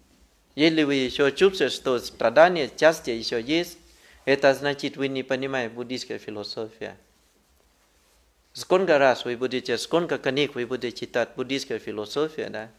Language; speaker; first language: Russian; non-native, learner; Thai